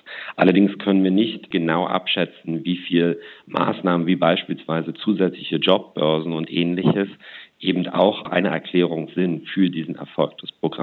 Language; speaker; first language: German; native; German